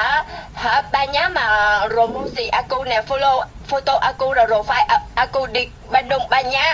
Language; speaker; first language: Indonesian; non-native, learner; Vietnamese